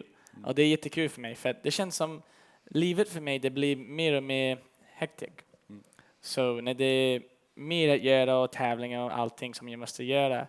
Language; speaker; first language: Swedish; early bilingual, heritage; English